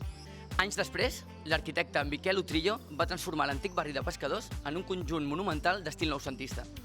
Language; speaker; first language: Catalan; native; Catalan